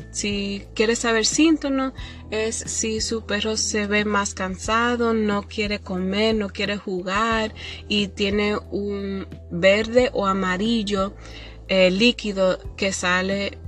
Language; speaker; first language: Spanish; early bilingual, heritage; Spanish